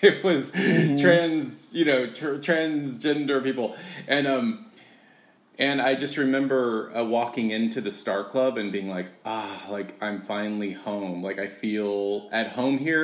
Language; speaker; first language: English; native; English